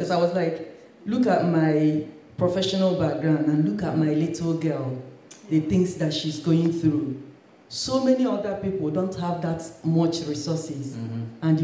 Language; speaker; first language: English; non-native, local second language; Igbo